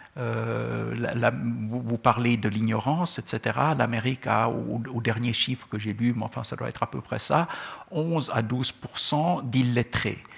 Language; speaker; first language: French; non-native, local second language; Czech